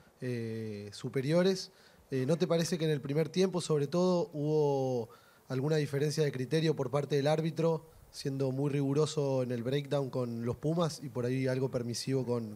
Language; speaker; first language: Spanish; native; Spanish